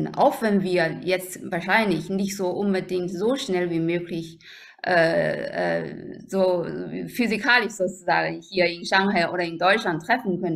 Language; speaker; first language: German; non-native, fluent; Chinese